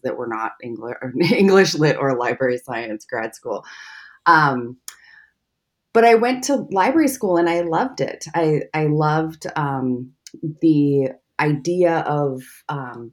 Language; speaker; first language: English; native; English